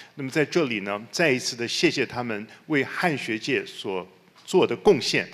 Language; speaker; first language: Chinese; native; Chinese